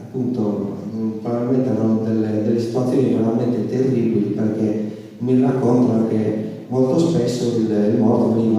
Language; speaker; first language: Italian; native; Italian